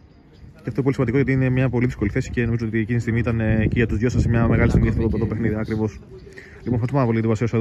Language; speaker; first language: Greek; native; Greek